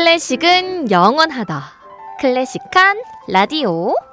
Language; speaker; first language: Korean; native; Korean